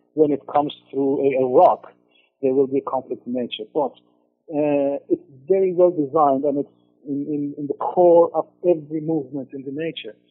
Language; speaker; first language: English; non-native, fluent; Persian